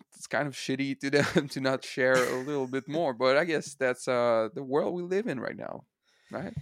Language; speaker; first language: English; non-native, fluent; French